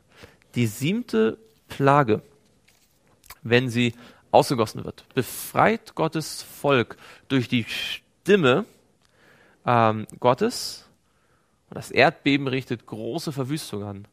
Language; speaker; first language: German; native; German